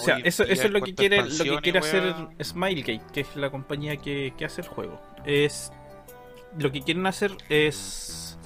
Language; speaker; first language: Spanish; native; Spanish